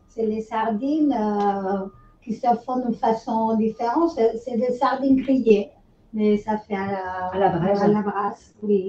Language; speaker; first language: French; non-native, fluent; Spanish